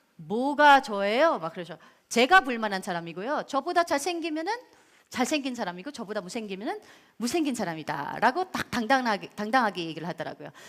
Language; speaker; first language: Korean; non-native, fluent; Filipino